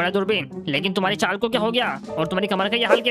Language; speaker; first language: Hindi; native; Hindi